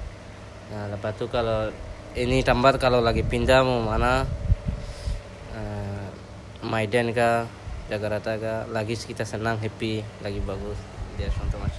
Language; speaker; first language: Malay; non-native, local second language; Rohingya